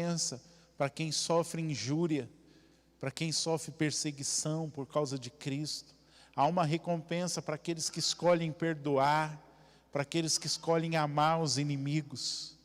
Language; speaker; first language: Portuguese; native; Portuguese